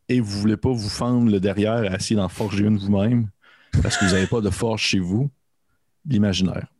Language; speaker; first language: French; native; French